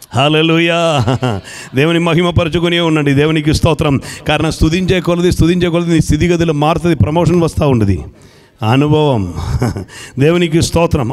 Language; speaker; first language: Telugu; non-native, fluent; Malayalam